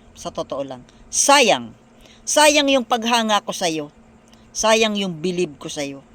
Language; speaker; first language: Filipino; non-native, local second language; Bikol